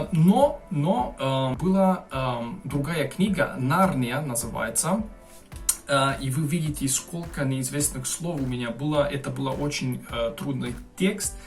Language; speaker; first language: Russian; non-native, fluent; Hungarian